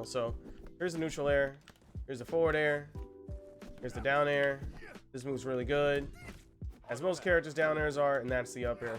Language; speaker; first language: English; native; English